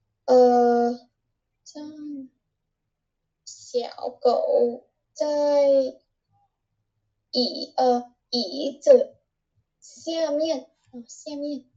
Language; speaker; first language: Chinese; non-native, learner; Vietnamese